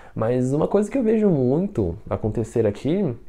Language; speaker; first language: Portuguese; non-native, fluent; Chinese